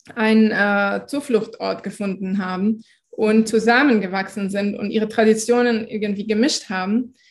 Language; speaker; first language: German; non-native, fluent; Arabic